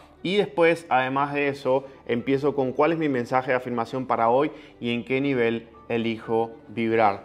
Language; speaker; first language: Spanish; native; Spanish